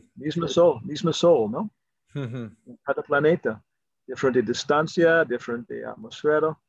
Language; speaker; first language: Spanish; non-native, fluent; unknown